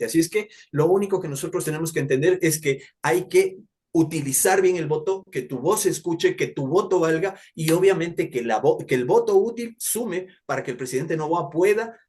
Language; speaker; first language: Spanish; native; Spanish